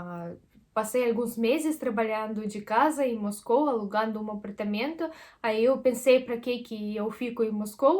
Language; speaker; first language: Portuguese; non-native, fluent; Russian